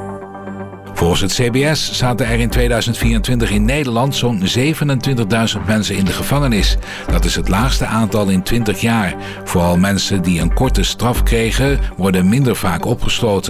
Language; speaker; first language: Dutch; native; Dutch